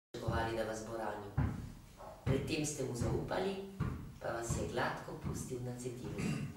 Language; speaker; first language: Slovenian; native; Slovenian